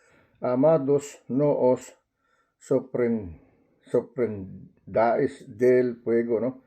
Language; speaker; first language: Spanish; non-native, learner; Filipino